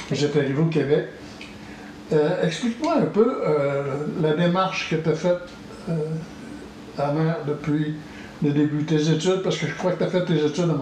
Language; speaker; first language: French; native; French